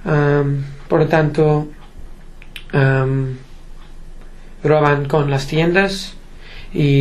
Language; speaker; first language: Spanish; non-native, learner; English